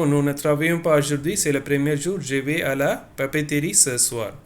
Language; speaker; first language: French; non-native, fluent; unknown